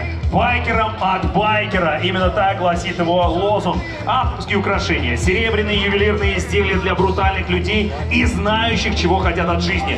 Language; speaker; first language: Russian; native; Russian